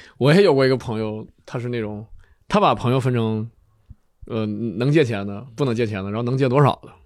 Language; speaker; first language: Chinese; native; Chinese